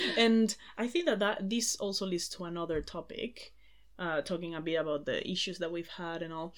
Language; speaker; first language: English; non-native, fluent; Spanish